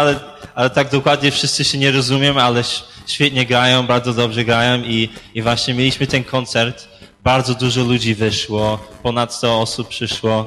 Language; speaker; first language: Polish; early bilingual, heritage; Polish